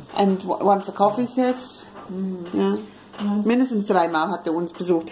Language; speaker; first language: German; early bilingual, other home language; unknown